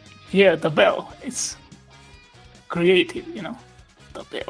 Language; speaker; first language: English; non-native, fluent; Italian